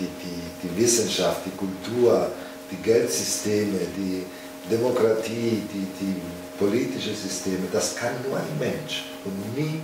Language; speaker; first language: German; non-native, fluent; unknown